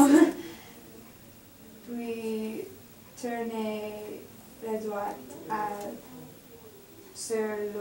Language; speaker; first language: French; non-native, learner; English